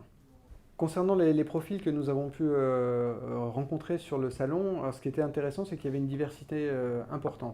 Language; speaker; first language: French; native; French